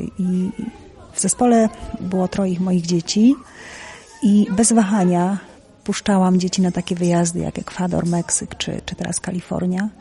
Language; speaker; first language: Polish; native; Polish